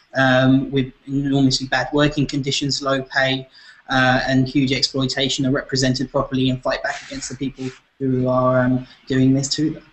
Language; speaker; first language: English; native; English